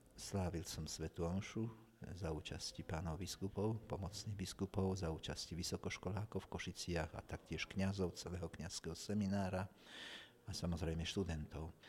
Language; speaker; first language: Slovak; native; Slovak